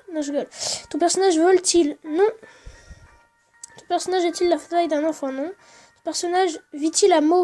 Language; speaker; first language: French; native; French